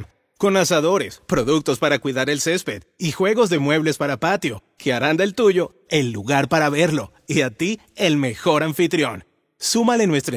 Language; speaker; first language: Spanish; native; Spanish